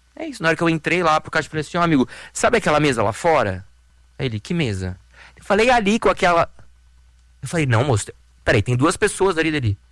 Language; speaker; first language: Portuguese; native; Portuguese